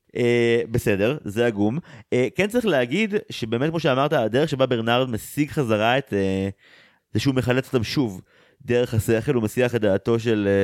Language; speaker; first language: Hebrew; native; Hebrew